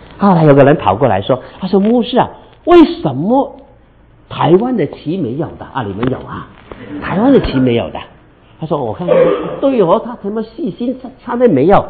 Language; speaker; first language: Chinese; non-native, local second language; Cantonese